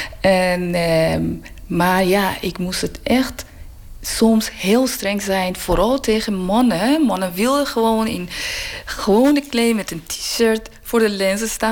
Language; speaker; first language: Dutch; non-native, learner; Persian